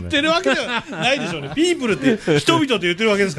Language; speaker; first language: Japanese; native; Japanese